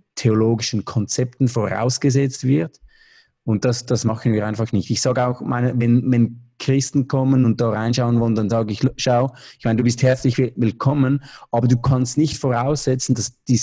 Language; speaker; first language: German; native; German